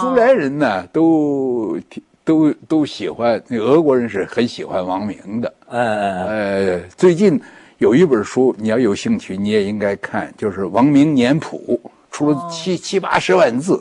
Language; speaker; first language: Chinese; native; Chinese